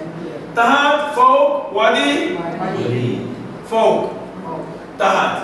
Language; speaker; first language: Arabic; non-native, fluent; Malay